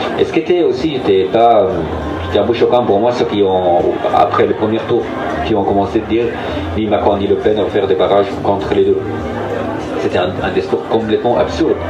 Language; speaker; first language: French; non-native, fluent; Arabic